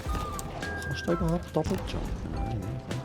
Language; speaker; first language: German; native; German